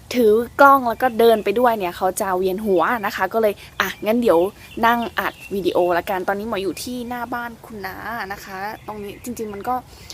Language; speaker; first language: Thai; native; Thai